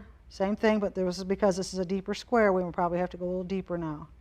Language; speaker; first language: English; native; English